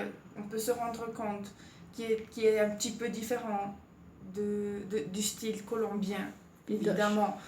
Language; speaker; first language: French; non-native, fluent; Spanish